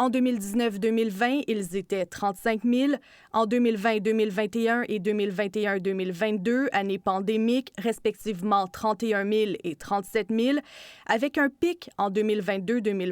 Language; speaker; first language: French; native; French